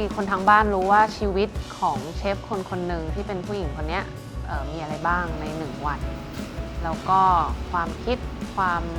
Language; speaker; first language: Thai; early bilingual, other home language; Chinese